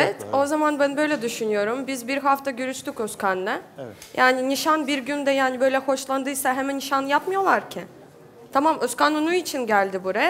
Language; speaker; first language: Turkish; non-native, learner; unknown